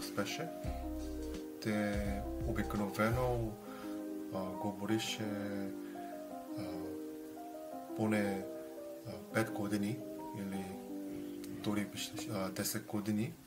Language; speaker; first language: Bulgarian; non-native, learner; Korean